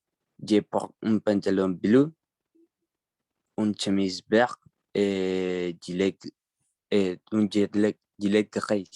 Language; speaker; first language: French; non-native, learner; Spanish